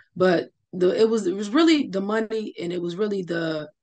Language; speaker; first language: English; native; English